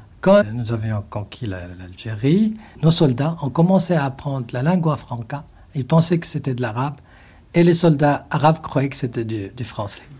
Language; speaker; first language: French; non-native, local second language; Arabic